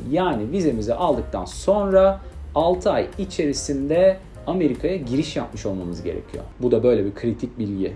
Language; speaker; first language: Turkish; native; Turkish